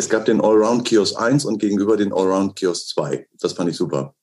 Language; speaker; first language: German; native; German